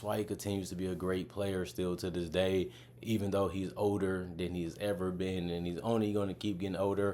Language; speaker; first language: English; native; English